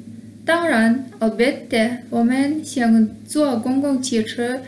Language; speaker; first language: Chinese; non-native, fluent; Kyrgyz